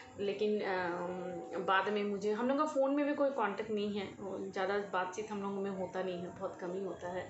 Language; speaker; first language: Hindi; non-native, local second language; Bangla